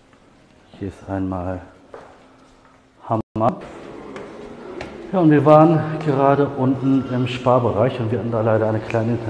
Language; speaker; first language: German; native; German